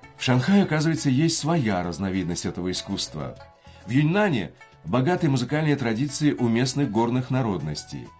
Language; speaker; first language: Russian; native; Russian